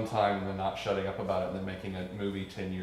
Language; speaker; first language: English; native; English